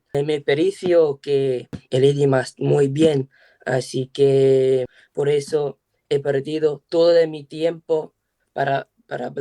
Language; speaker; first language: Spanish; non-native, learner; English